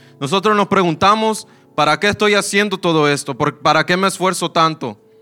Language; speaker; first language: Spanish; early bilingual, heritage; Spanish